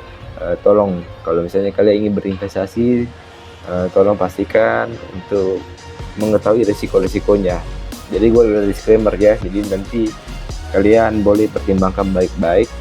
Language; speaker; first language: Indonesian; native; Indonesian